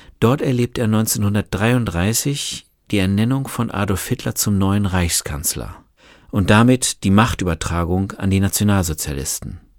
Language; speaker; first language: German; native; German